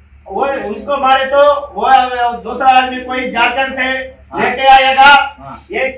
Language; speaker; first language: Hindi; non-native, local second language; Telugu